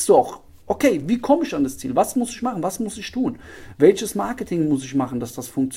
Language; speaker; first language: German; native; German